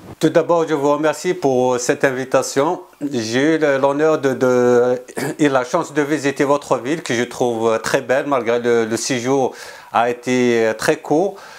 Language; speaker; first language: French; non-native, local second language; Kabyle